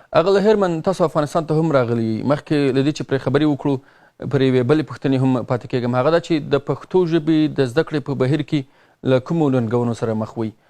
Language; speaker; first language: Pashto; native; Pashto